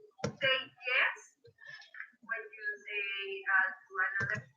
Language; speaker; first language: English; non-native, learner; Spanish